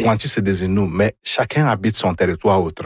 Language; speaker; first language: French; non-native, fluent; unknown